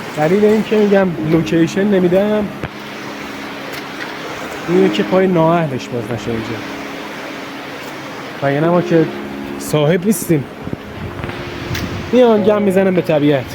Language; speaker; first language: Persian; native; Persian